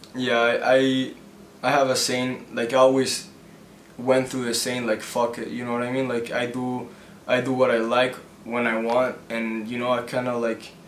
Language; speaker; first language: English; early bilingual, other home language; Spanish